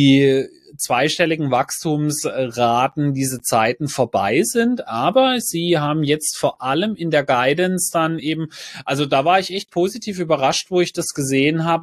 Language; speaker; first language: German; native; German